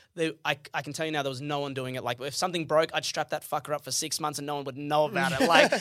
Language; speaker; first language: English; early bilingual, other home language; Arabic